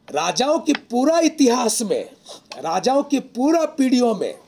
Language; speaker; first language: Hindi; non-native, local second language; Odia